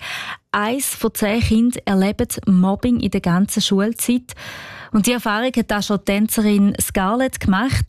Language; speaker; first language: German; native; German